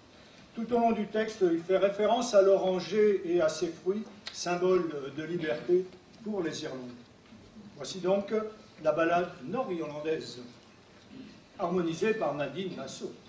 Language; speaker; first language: French; native; French